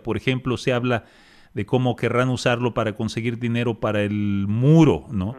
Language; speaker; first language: Spanish; native; Spanish